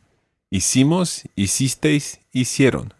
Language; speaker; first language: Spanish; non-native, fluent; English